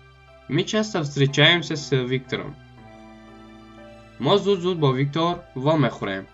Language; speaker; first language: Russian; non-native, local second language; Tajik